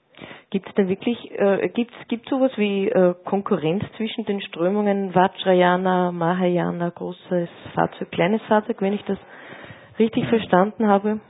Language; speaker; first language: German; native; German